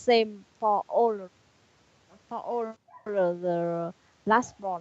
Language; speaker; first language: English; non-native, learner; Vietnamese